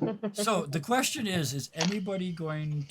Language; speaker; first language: English; native; English